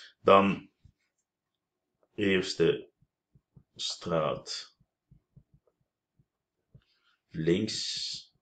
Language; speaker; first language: Dutch; non-native, fluent; Turkish